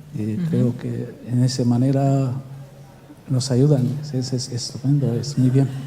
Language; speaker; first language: Spanish; non-native, learner; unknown